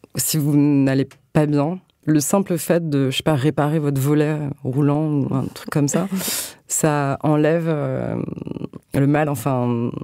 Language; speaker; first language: French; native; French